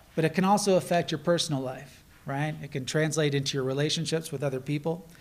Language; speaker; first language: English; native; English